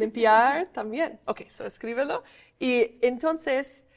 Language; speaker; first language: Spanish; non-native, fluent; English